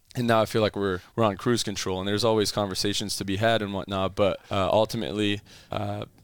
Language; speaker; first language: English; non-native, fluent; French